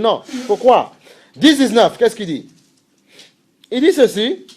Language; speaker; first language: French; native; French